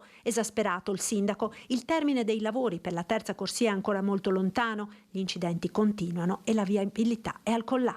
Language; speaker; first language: Italian; native; Italian